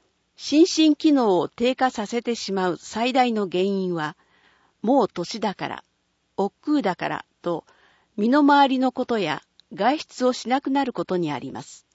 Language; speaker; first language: Japanese; native; Japanese